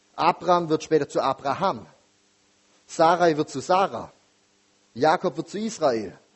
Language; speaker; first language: German; native; German